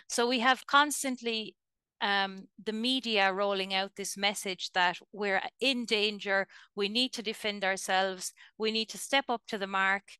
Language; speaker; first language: English; native; English